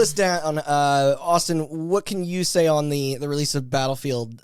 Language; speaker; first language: English; native; English